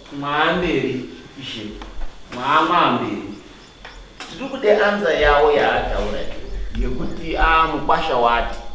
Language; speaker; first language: Shona; native; Shona